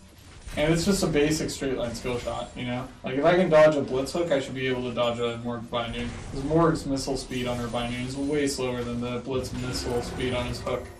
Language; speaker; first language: English; native; English